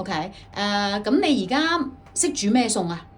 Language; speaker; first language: Chinese; native; Chinese